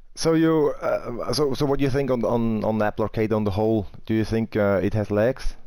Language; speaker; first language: English; non-native, fluent; German